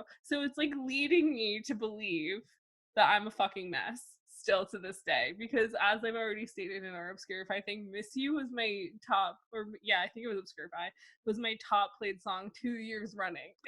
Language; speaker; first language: English; native; English